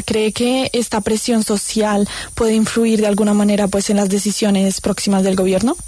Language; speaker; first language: Spanish; native; Spanish